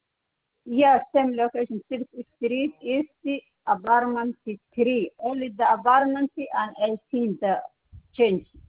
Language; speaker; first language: English; non-native, learner; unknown